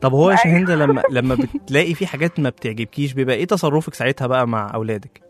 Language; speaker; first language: Arabic; native; Arabic